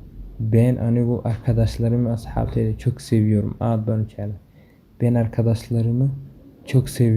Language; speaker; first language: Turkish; non-native, fluent; Somali